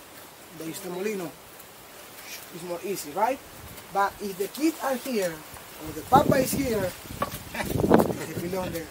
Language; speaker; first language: English; non-native, fluent; Spanish